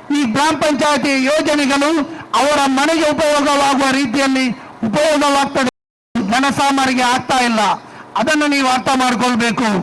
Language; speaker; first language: Kannada; non-native, local second language; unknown